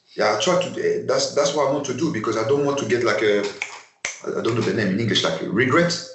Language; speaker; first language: English; non-native, fluent; French